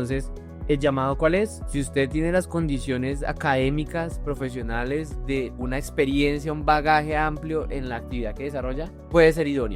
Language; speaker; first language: Spanish; native; Spanish